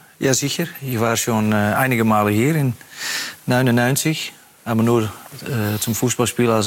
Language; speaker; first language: German; non-native, fluent; Dutch